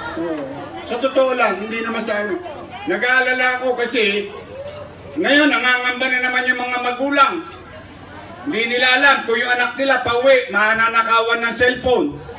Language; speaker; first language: Filipino; native; Filipino